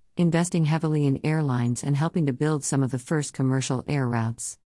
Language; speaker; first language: English; native; English